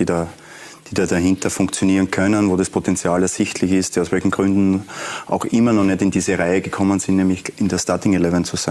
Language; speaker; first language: German; native; German